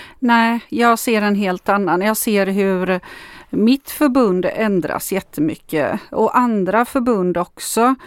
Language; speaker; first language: Swedish; non-native, fluent; Macedonian